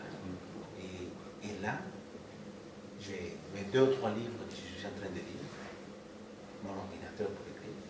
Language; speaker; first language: French; non-native, fluent; Spanish